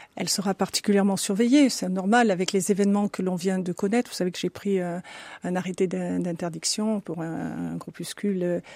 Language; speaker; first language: French; native; French